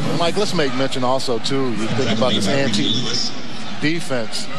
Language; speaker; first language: English; native; English